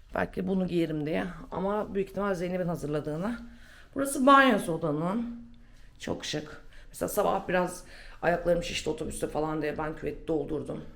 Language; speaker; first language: Turkish; native; Turkish